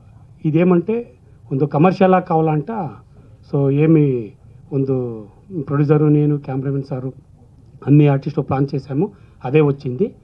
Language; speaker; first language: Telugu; non-native, learner; Kannada